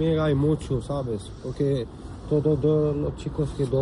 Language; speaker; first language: Spanish; non-native, learner; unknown